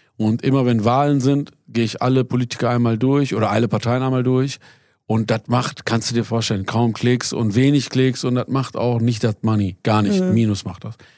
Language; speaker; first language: German; early bilingual, other home language; Persian